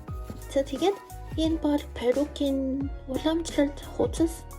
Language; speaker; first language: Mongolian; non-native, fluent; Spanish